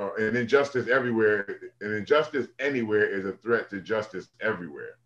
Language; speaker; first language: English; native; English